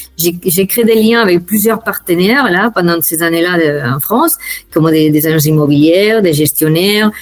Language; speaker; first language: French; non-native, fluent; Spanish